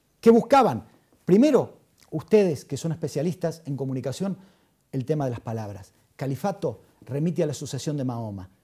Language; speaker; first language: Spanish; native; Spanish